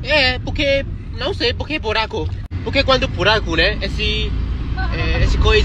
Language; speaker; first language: Portuguese; non-native, learner; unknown